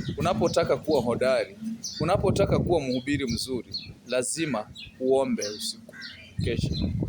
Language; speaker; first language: Swahili; non-native, local second language; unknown